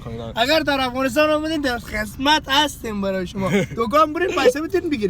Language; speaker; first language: Persian; native; Persian